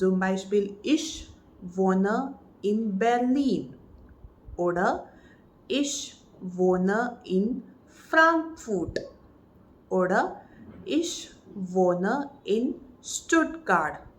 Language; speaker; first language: German; non-native, fluent; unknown